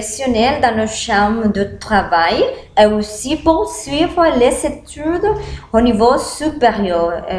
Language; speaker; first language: French; non-native, learner; Spanish